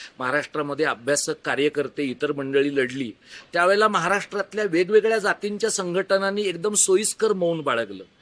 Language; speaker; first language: Marathi; native; Marathi